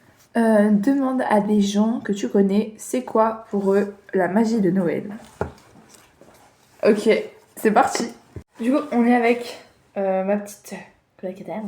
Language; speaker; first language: French; native; French